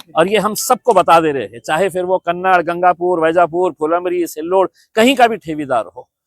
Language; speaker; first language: Hindi; non-native, local second language; Marathi